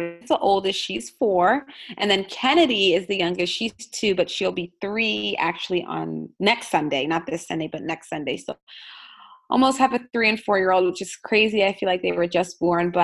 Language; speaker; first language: English; native; English